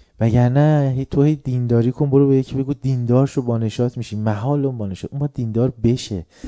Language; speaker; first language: Persian; native; Persian